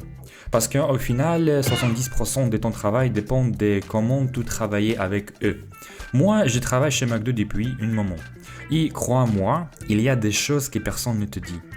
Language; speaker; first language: French; non-native, fluent; Russian